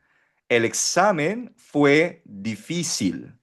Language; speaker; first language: Spanish; non-native, fluent; Filipino